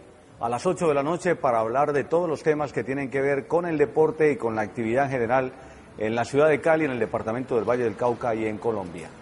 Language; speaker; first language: Spanish; native; Spanish